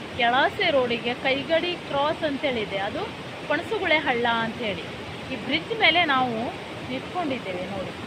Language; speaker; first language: Kannada; native; Kannada